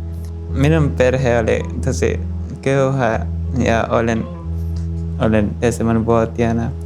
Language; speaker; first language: Finnish; non-native, learner; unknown